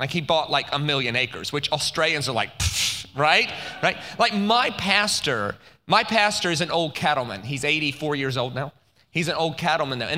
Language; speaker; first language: English; native; English